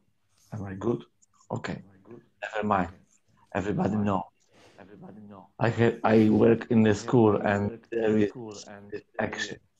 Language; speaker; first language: English; non-native, learner; Polish